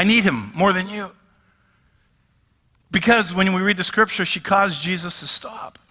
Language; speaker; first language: English; native; English